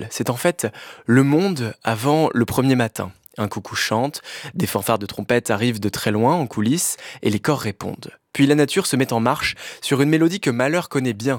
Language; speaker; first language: French; native; French